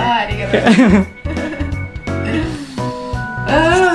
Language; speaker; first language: Japanese; non-native, learner; Italian